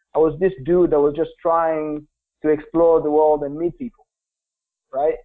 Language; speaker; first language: English; non-native, local second language; Kinyarwanda